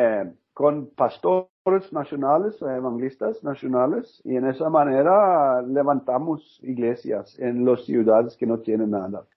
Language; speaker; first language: Spanish; non-native, learner; Norwegian